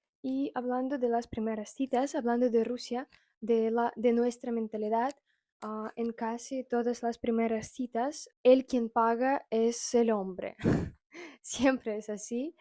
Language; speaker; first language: Spanish; non-native, fluent; Russian